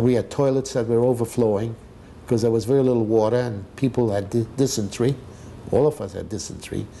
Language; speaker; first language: English; non-native, fluent; Hungarian